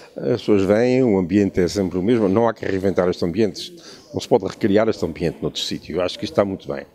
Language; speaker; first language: Portuguese; native; Portuguese